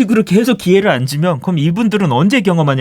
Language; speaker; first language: Korean; native; Korean